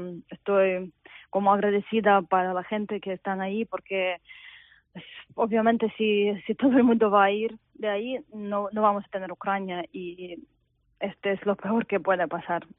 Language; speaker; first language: Spanish; non-native, fluent; Ukrainian